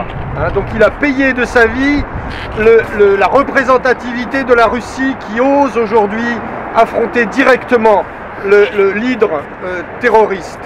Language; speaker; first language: French; native; French